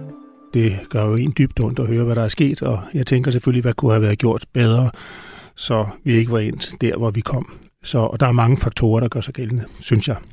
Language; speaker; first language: Danish; native; Danish